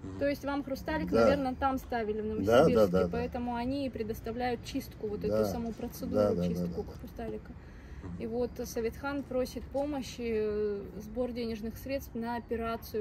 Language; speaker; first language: Russian; native; Russian